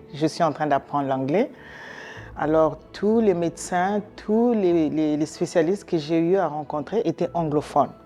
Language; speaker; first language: French; non-native, local second language; Lingala